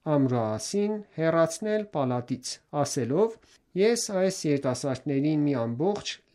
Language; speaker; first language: Armenian; native; Armenian